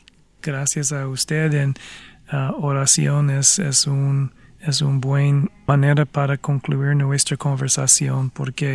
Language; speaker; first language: Spanish; non-native, fluent; English